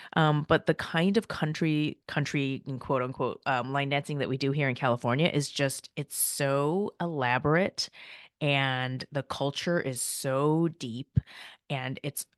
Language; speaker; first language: English; early bilingual, other home language; Korean